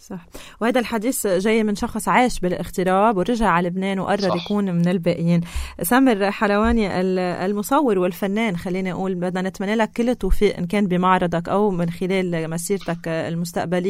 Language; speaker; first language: Arabic; native; Arabic